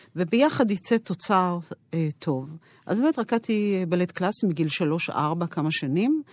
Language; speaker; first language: Hebrew; native; Hebrew